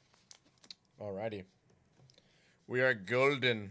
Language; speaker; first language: English; native; English